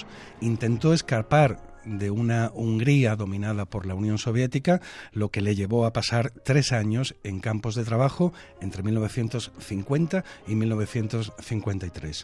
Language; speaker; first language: Spanish; native; Spanish